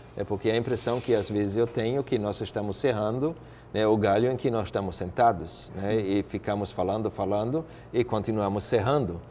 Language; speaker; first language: Portuguese; non-native, fluent; German